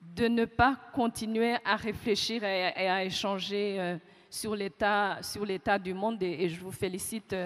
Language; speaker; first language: French; non-native, local second language; Kinyarwanda